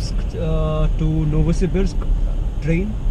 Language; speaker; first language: English; non-native, local second language; Hindi